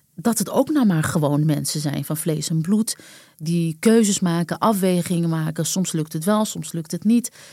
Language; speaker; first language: Dutch; early bilingual, other home language; Arabic